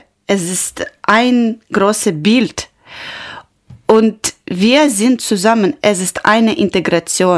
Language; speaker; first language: German; non-native, learner; Ukrainian